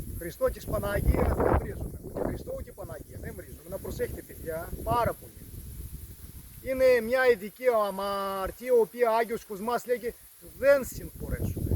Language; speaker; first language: Greek; non-native, learner; Russian